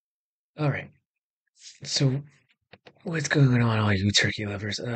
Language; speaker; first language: English; native; English